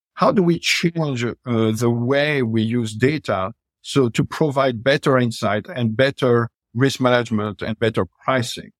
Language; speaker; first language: English; non-native, fluent; French